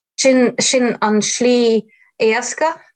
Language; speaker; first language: Irish; non-native, fluent; Ukrainian